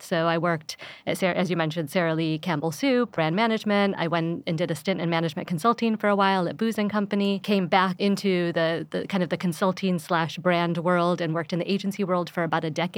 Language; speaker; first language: English; early bilingual, other home language; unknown